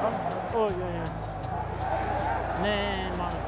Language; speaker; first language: German; non-native, fluent; Czech